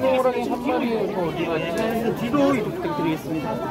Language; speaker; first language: Korean; native; Korean